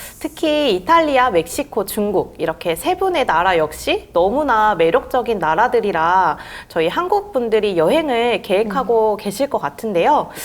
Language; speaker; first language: Korean; native; Korean